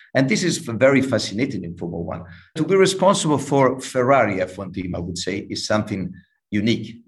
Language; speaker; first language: English; non-native, fluent; Italian